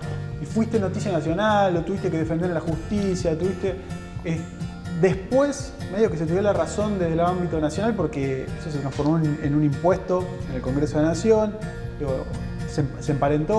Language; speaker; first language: Spanish; native; Spanish